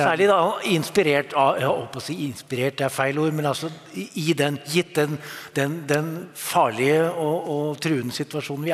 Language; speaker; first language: Norwegian; native; Norwegian